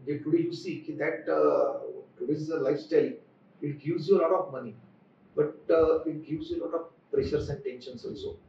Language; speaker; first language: English; non-native, local second language; Marathi